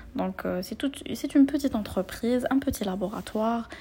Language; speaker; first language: French; non-native, local second language; Arabic